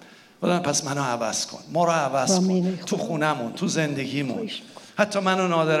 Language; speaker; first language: Persian; native; Persian